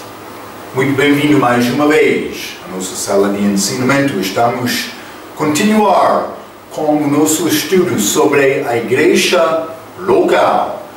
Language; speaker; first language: Portuguese; non-native, fluent; English